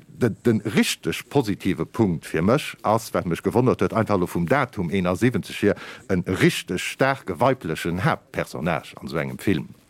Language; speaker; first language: Luxembourgish; native; Luxembourgish